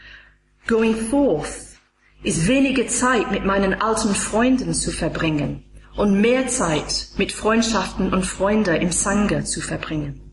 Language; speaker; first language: German; non-native, fluent; English